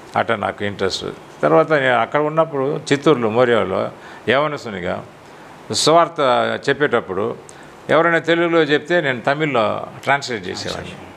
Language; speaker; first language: Telugu; non-native, local second language; Tamil